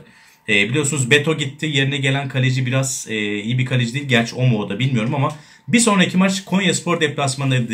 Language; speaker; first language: Turkish; native; Turkish